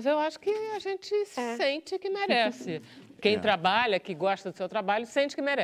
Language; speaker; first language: Portuguese; native; Portuguese